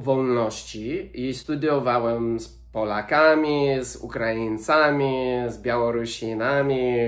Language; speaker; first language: Polish; non-native, fluent; English